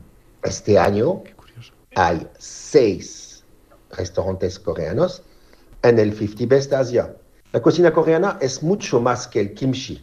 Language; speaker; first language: Spanish; non-native, fluent; French